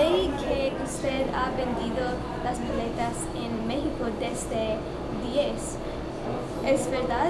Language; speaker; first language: Spanish; non-native, learner; English